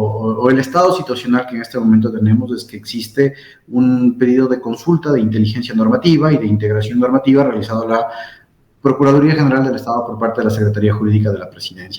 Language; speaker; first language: Spanish; native; Spanish